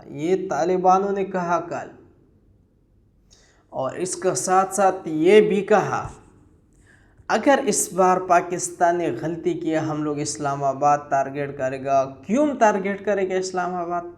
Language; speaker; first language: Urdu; non-native, local second language; Pashto